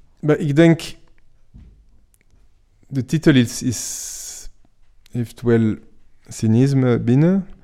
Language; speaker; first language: Dutch; non-native, fluent; French